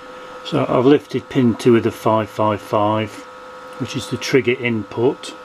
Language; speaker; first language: English; native; English